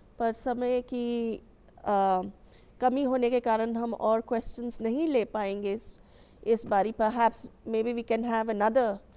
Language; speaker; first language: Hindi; native; Hindi